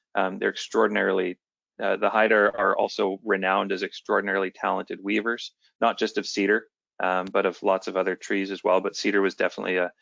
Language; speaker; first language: English; native; English